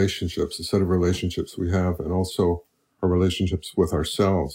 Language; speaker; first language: English; native; English